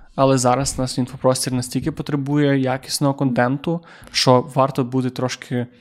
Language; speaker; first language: Ukrainian; native; Ukrainian